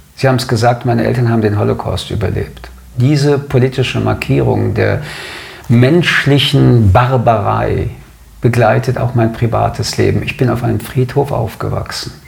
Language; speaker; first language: German; early bilingual, other home language; French